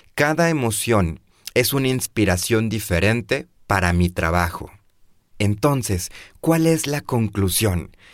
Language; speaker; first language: Spanish; native; Spanish